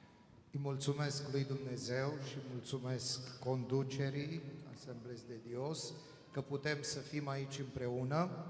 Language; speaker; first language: Romanian; non-native, fluent; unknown